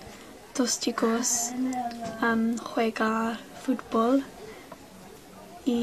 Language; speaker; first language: Spanish; non-native, learner; English